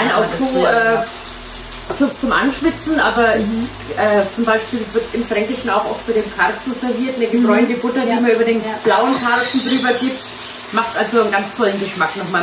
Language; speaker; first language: German; native; German